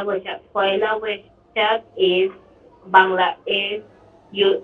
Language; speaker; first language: English; non-native, learner; Bangla